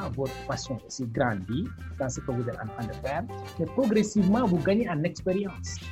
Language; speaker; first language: French; non-native, local second language; Wolof